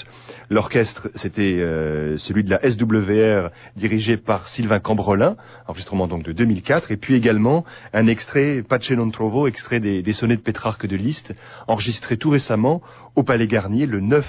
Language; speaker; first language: French; native; French